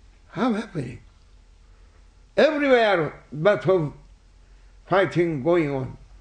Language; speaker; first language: English; non-native, fluent; Turkish